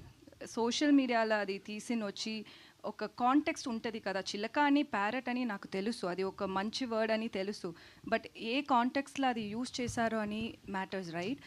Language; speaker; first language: Telugu; non-native, learner; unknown